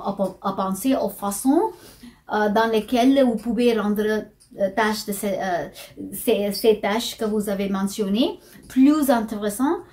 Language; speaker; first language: French; non-native, fluent; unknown